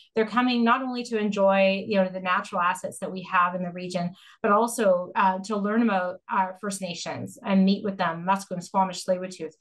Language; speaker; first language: English; native; English